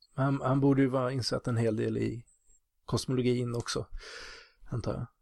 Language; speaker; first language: Swedish; native; Swedish